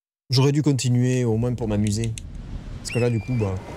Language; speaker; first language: French; native; French